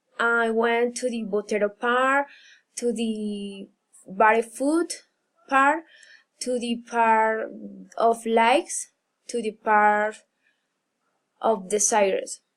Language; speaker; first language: English; non-native, learner; Spanish